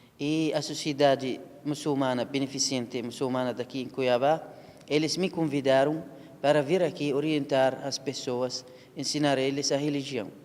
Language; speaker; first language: Portuguese; non-native, learner; Arabic